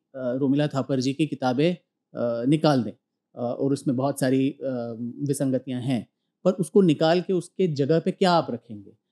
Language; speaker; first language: Hindi; non-native, local second language; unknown